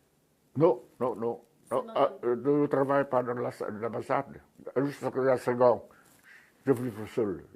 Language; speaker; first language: French; non-native, fluent; Vietnamese